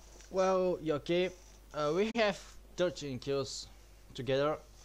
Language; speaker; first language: English; non-native, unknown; Bulgarian